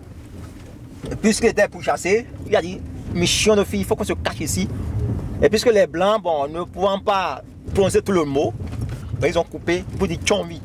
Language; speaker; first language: French; non-native, local second language; Fon